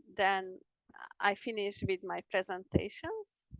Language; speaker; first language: English; non-native, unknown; Hungarian